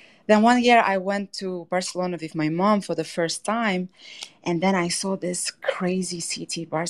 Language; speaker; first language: English; non-native, fluent; Russian